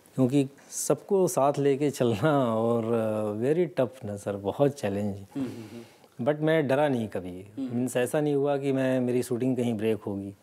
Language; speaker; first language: Hindi; native; Hindi